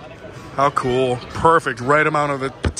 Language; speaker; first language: English; native; English